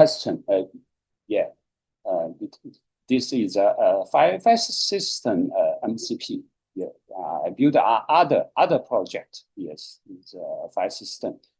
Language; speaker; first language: English; non-native, learner; Chinese